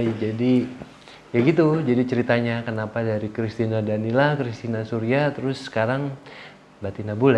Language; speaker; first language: Indonesian; native; Indonesian